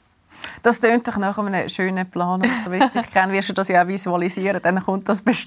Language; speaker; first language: German; native; German